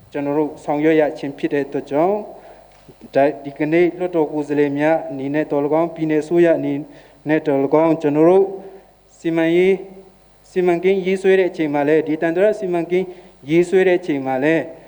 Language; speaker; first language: Burmese; non-native, local second language; Hakha Chin